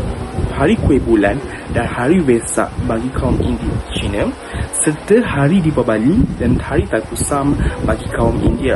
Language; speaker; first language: Malay; native; Malay